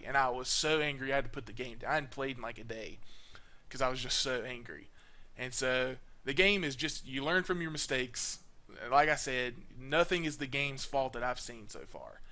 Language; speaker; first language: English; native; English